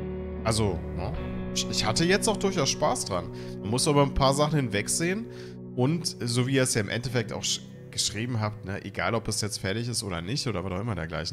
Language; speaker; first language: German; native; German